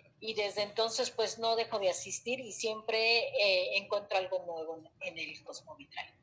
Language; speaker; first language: Spanish; native; Spanish